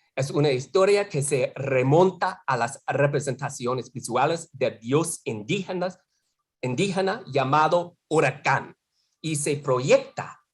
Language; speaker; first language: Spanish; non-native, fluent; English